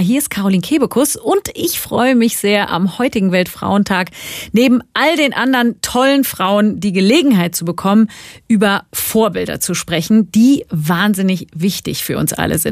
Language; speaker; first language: German; native; German